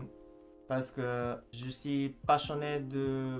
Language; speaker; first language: French; non-native, learner; Japanese